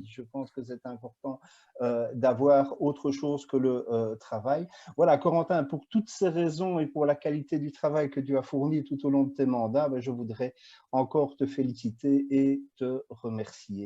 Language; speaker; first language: French; native; French